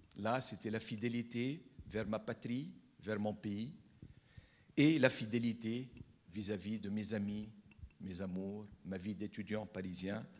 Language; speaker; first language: French; non-native, local second language; Arabic